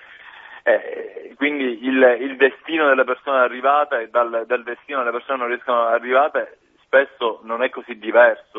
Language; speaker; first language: Italian; native; Italian